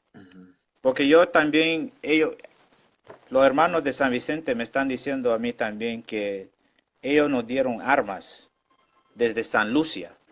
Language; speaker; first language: Spanish; non-native, local second language; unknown